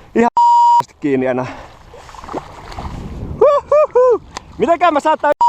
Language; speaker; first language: Finnish; native; Finnish